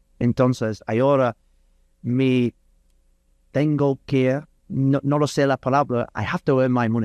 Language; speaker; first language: Spanish; non-native, learner; English